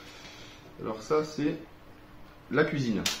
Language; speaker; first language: French; native; French